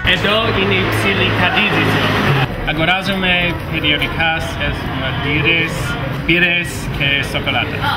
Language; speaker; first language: Greek; non-native, learner; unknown